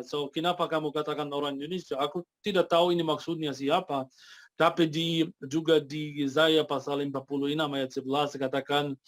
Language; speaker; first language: Indonesian; non-native, fluent; Arabic